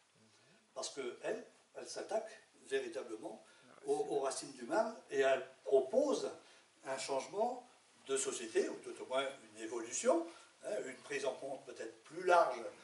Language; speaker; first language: French; native; French